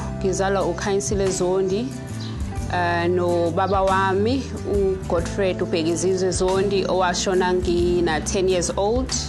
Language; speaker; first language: Zulu; native; Zulu